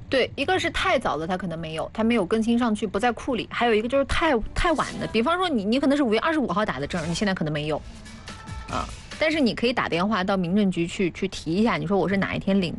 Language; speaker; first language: Chinese; native; Chinese